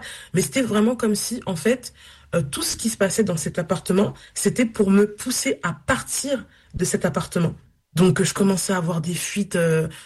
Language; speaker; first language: French; native; French